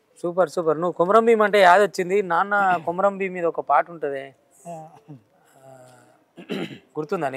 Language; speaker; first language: Telugu; native; Telugu